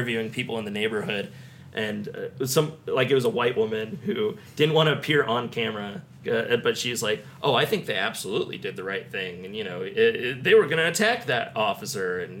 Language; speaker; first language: English; native; English